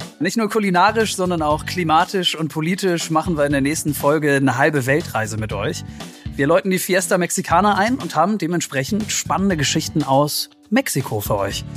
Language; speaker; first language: German; native; German